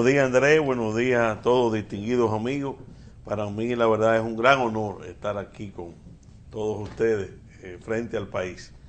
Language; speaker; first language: Spanish; native; Spanish